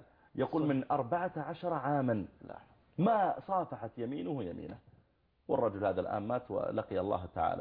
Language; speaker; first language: Arabic; native; Arabic